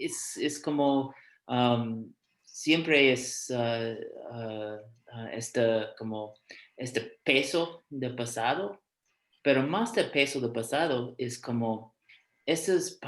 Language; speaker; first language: Spanish; non-native, fluent; English